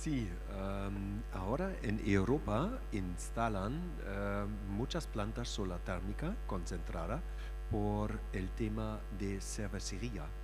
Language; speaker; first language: Spanish; non-native, fluent; German